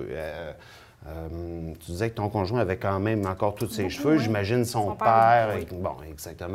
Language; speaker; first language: French; native; French